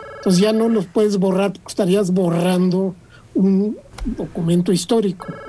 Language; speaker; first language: Spanish; native; Spanish